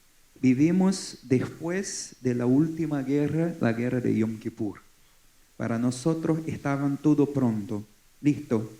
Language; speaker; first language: Spanish; non-native, fluent; Portuguese